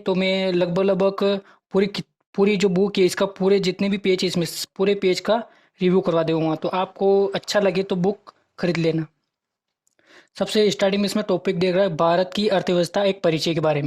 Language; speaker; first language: Hindi; native; Hindi